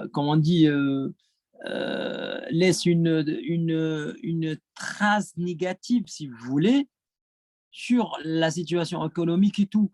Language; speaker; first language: French; non-native, fluent; Arabic